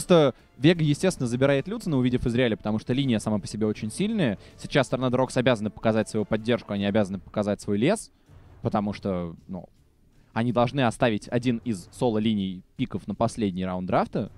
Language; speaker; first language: Russian; native; Russian